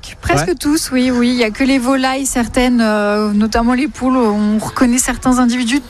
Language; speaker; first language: French; native; French